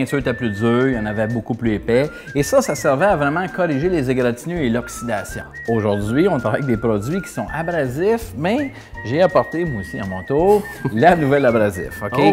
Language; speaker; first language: French; native; French